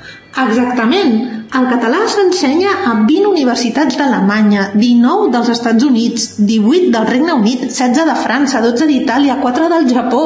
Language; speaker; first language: Catalan; native; Catalan